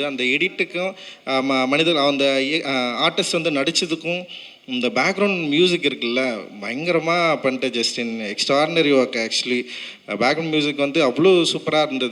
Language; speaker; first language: Tamil; native; Tamil